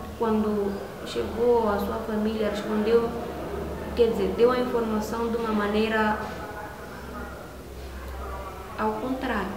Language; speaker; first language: Portuguese; non-native, local second language; Makhuwa